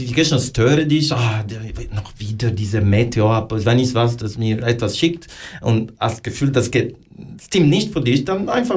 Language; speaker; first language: German; non-native, learner; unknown